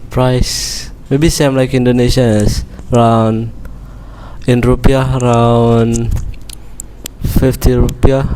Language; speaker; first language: English; non-native, learner; Indonesian